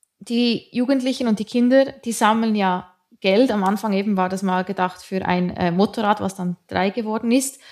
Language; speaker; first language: German; native; German